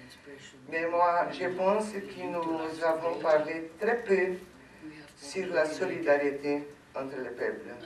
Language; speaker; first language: French; non-native, fluent; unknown